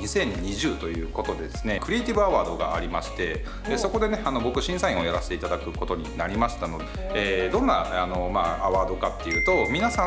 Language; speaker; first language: Japanese; native; Japanese